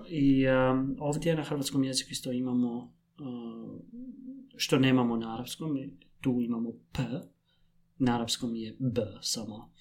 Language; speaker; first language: Croatian; non-native, fluent; Arabic